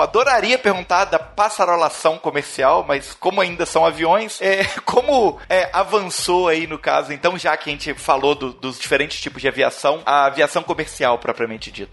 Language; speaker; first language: Portuguese; native; Portuguese